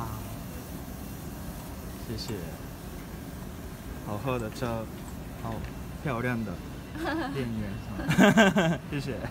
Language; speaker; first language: Chinese; non-native, learner; Japanese